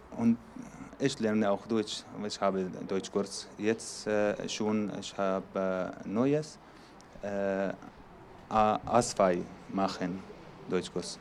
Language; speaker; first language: German; non-native, learner; Arabic